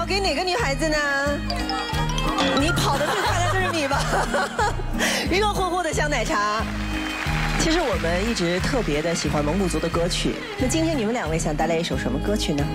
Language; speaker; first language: Chinese; native; Chinese